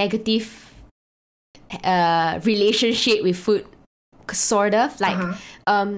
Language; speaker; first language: English; non-native, local second language; Chinese